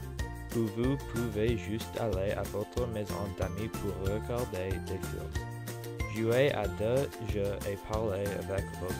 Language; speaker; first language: French; non-native, learner; English